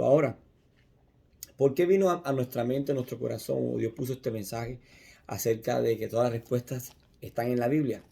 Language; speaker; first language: Spanish; native; Spanish